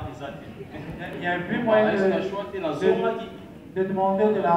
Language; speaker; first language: French; non-native, local second language; Lingala